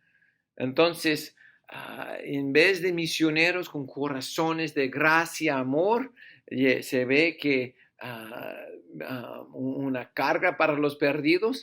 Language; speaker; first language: Spanish; non-native, fluent; English